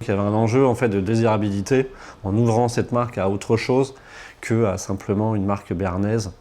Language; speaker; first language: French; native; French